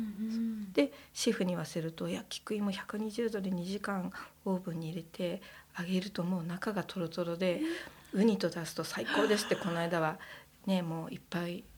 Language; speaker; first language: Japanese; native; Japanese